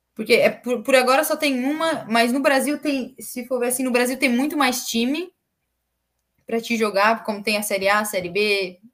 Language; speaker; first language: Portuguese; native; Portuguese